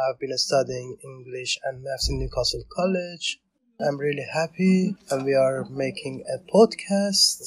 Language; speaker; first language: English; non-native, learner; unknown